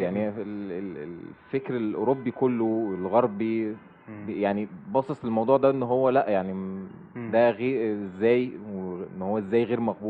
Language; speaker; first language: Arabic; native; Arabic